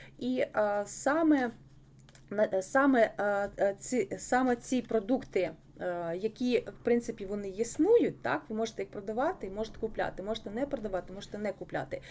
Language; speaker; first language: Ukrainian; non-native, local second language; Russian